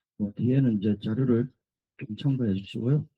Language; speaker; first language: Korean; native; Korean